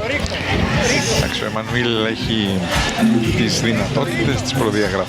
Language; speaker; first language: Greek; native; Greek